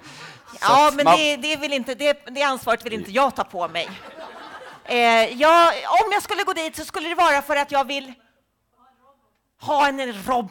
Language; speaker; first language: Swedish; native; Swedish